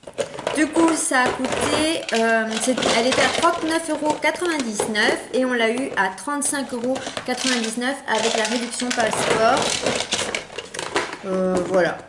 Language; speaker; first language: French; native; French